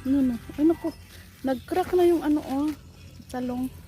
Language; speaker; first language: Filipino; non-native, local second language; Cebuano